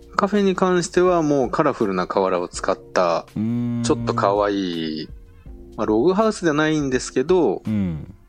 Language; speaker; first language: Japanese; native; Japanese